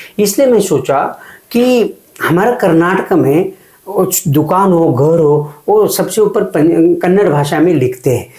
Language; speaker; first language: Hindi; non-native, local second language; Kannada